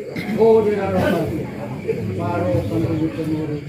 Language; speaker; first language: Indonesian; non-native, local second language; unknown